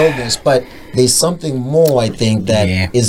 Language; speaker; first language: English; non-native, local second language; Zulu